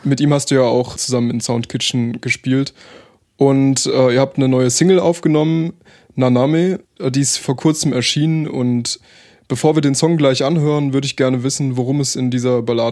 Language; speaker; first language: German; native; German